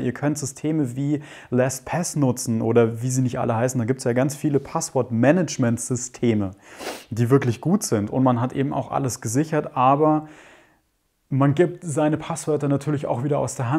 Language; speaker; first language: German; native; German